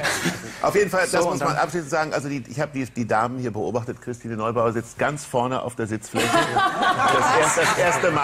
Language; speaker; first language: German; native; German